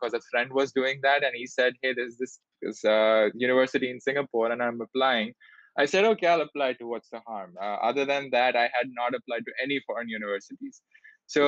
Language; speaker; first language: English; non-native, local second language; Hindi